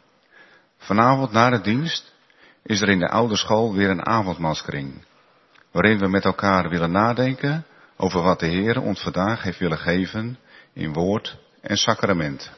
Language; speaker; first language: Dutch; native; Dutch